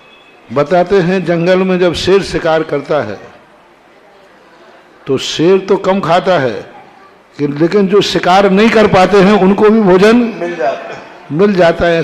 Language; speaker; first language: Hindi; native; Hindi